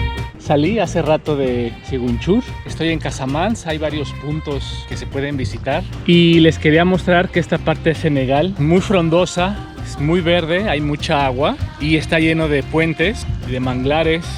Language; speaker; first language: Spanish; native; Spanish